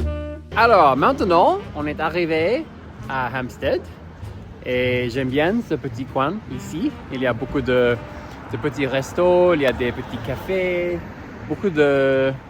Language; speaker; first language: French; non-native, fluent; English